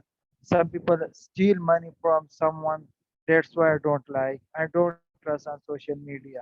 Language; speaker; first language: English; non-native, learner; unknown